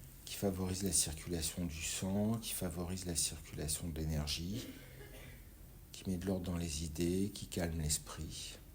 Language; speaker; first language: French; native; French